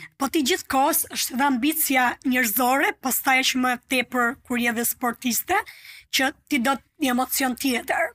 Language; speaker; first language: Albanian; native; Albanian